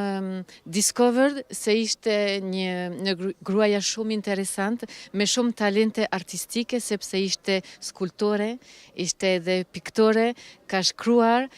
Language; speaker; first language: Albanian; early bilingual, heritage; Albanian